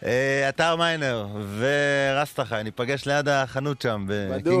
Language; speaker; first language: Hebrew; native; Hebrew